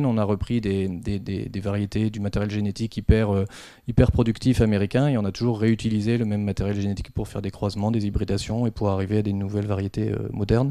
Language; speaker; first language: French; native; French